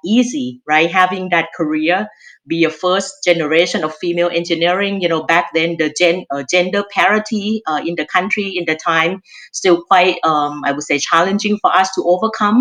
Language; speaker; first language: English; non-native, fluent; Thai